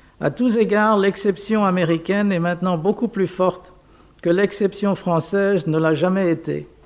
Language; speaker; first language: French; non-native, fluent; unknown